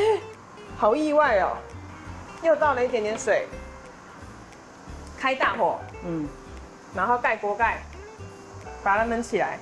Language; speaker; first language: Chinese; native; Chinese